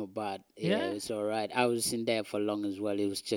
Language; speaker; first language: English; non-native, local second language; Wolof